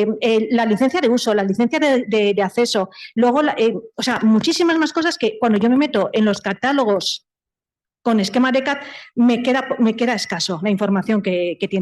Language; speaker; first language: Spanish; native; Spanish